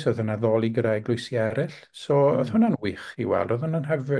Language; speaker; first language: Welsh; non-native, local second language; English